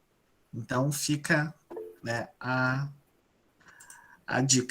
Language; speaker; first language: Portuguese; native; Portuguese